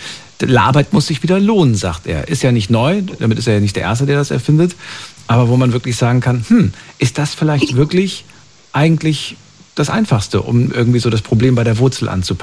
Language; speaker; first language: German; native; German